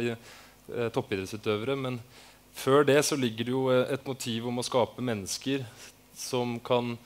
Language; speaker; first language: Norwegian; native; Norwegian